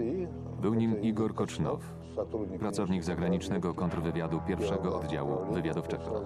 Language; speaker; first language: Polish; native; Polish